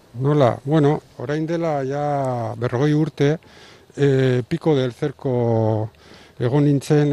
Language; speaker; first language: Basque; non-native, local second language; Spanish